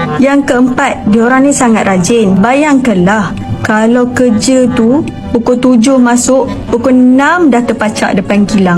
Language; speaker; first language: Malay; native; Malay